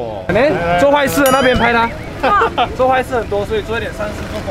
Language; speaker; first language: Chinese; native; Chinese